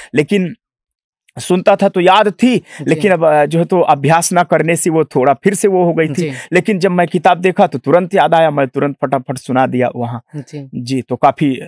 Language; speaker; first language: Hindi; native; Hindi